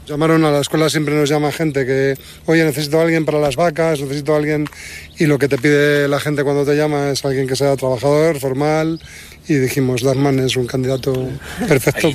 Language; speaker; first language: Spanish; native; Spanish